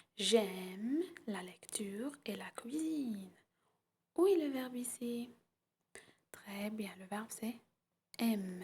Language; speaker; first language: French; non-native, local second language; Arabic